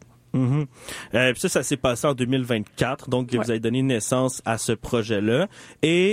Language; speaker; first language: French; native; French